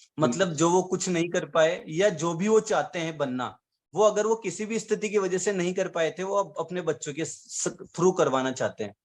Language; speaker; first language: Hindi; native; Hindi